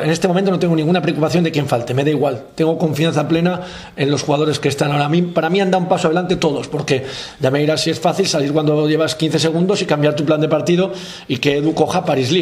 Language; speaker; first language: Spanish; native; Spanish